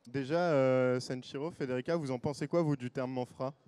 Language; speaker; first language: French; native; French